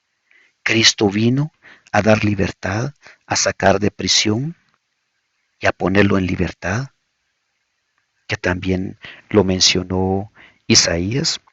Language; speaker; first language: Spanish; native; Spanish